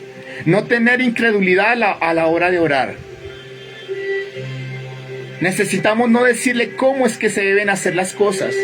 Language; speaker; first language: Spanish; native; Spanish